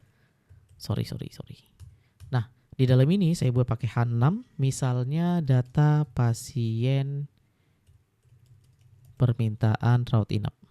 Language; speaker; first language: Indonesian; native; Indonesian